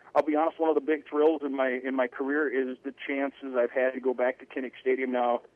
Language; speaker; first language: English; native; English